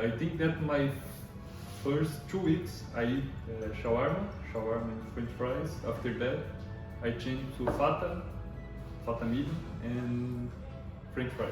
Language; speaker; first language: English; non-native, learner; Portuguese